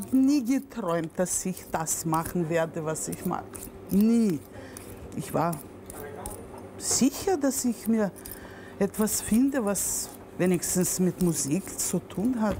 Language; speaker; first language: German; non-native, fluent; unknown